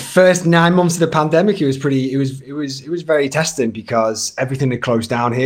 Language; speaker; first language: English; native; English